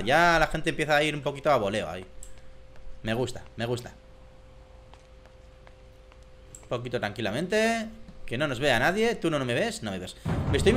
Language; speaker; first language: Spanish; native; Spanish